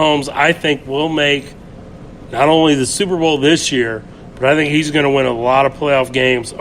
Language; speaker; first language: English; native; English